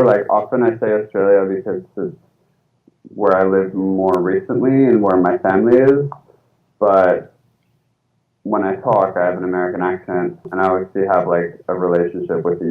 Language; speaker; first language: English; early bilingual, other home language; Spanish